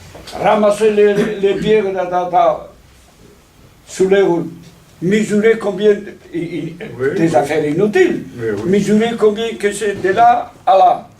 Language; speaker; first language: French; non-native, fluent; Italian